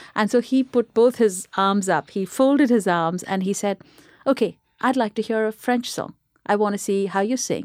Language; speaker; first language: English; non-native, local second language; Tamil